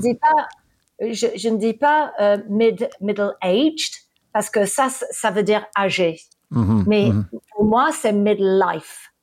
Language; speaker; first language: French; early bilingual, heritage; English